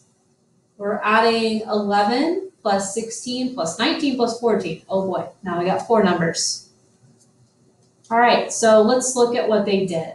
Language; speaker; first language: English; native; English